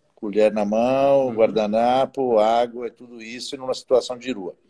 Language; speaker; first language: Portuguese; non-native, fluent; Italian